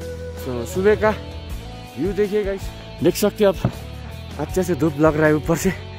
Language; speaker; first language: Hindi; non-native, local second language; Nepali